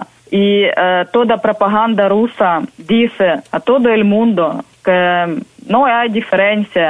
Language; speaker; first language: Spanish; non-native, fluent; Ukrainian